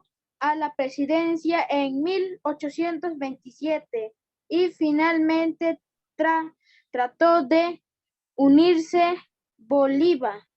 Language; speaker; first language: Spanish; native; Spanish